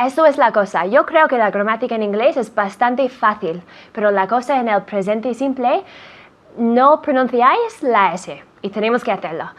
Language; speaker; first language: Spanish; non-native, fluent; English